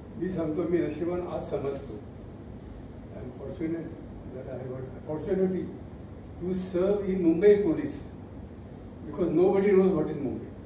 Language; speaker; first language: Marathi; non-native, local second language; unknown